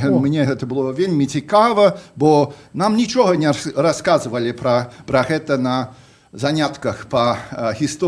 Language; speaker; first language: Belarusian; non-native, fluent; English